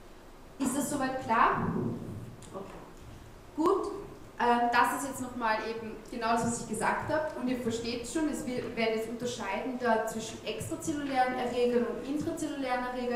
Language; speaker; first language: German; native; German